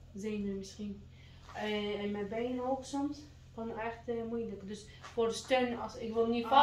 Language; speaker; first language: Dutch; non-native, fluent; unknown